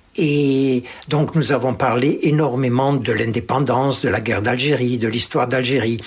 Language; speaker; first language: French; native; French